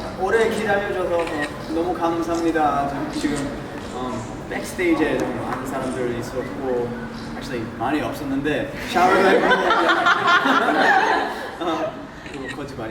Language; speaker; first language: Korean; early bilingual, heritage; English